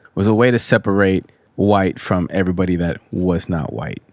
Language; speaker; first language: English; early bilingual, other home language; Spanish